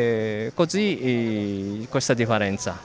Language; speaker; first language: Italian; non-native, fluent; Japanese